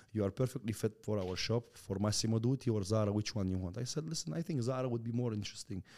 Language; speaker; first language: English; non-native, fluent; Russian